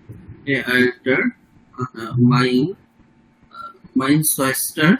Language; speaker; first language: German; non-native, learner; Bangla